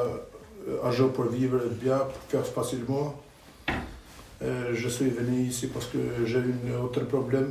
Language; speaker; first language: French; non-native, learner; Albanian